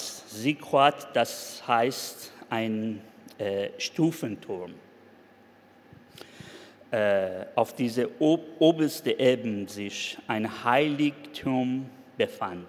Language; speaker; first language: German; non-native, fluent; Persian